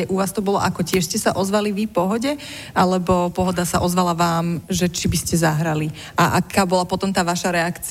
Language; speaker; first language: Slovak; native; Slovak